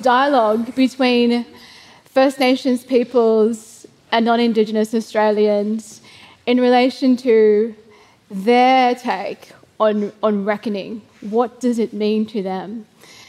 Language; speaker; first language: English; native; English